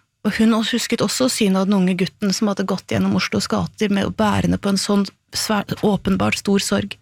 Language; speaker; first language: Norwegian; native; Norwegian